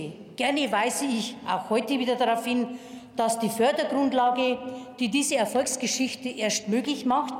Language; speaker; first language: German; native; German